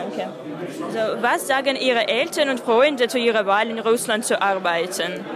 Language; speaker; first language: German; non-native, fluent; Russian